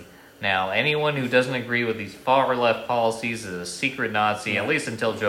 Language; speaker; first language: English; native; English